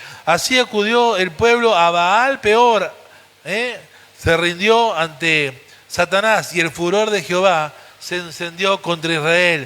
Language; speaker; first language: Spanish; native; Spanish